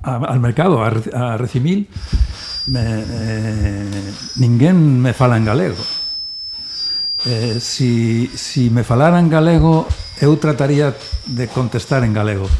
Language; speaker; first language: Galician; non-native, learner; Spanish